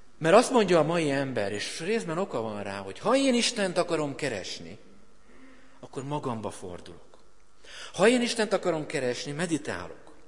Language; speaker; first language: Hungarian; native; Hungarian